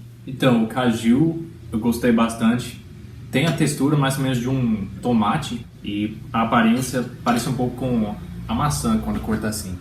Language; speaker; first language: Portuguese; non-native, fluent; English